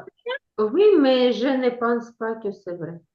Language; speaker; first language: French; non-native, learner; Ukrainian